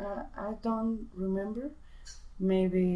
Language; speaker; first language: English; non-native, learner; Spanish